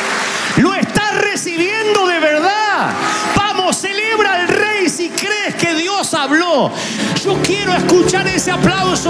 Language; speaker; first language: Spanish; native; Spanish